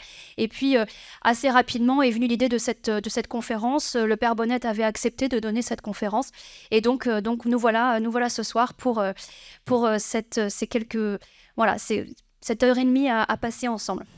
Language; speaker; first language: French; native; French